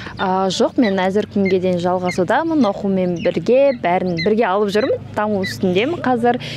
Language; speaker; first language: Kazakh; early bilingual, heritage; Kazakh